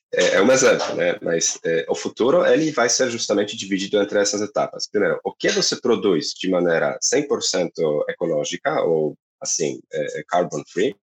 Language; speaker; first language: Portuguese; non-native, fluent; Polish